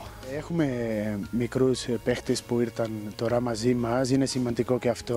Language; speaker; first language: Greek; non-native, fluent; Portuguese